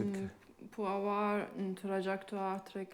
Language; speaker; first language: French; non-native, fluent; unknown